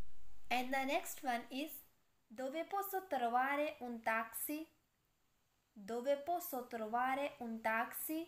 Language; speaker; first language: Italian; non-native, fluent; Urdu